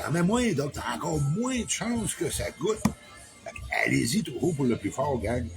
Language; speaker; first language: French; native; French